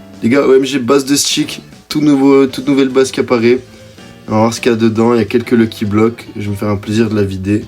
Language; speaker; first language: French; native; French